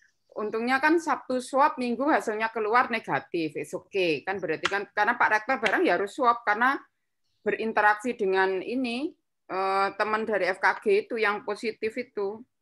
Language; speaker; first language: Indonesian; non-native, local second language; Javanese